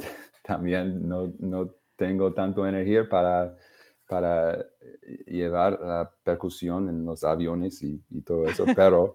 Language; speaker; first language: Spanish; non-native, fluent; English